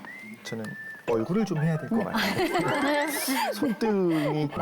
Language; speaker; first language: Korean; native; Korean